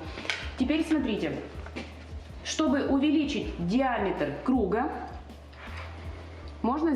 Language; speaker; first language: Russian; native; Russian